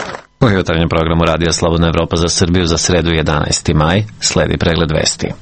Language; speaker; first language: Serbian; native; Serbian